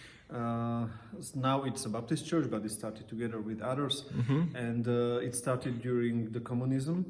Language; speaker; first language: English; non-native, fluent; Slovak